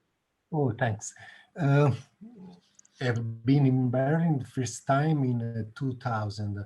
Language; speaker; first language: English; non-native, learner; Italian